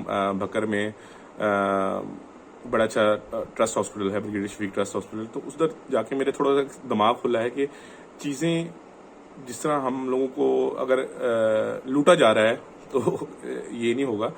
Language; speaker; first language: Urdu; non-native, local second language; Punjabi